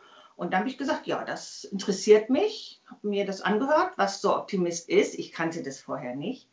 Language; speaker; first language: German; native; German